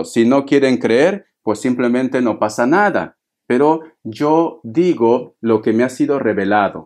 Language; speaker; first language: Spanish; native; Spanish